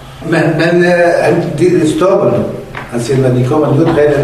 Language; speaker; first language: Danish; non-native, learner; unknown